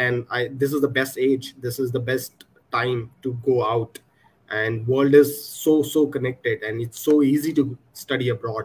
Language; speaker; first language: English; non-native, local second language; Punjabi